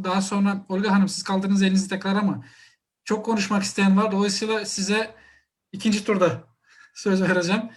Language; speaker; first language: Turkish; native; Turkish